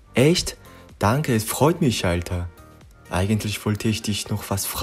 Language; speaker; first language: German; non-native, learner; Korean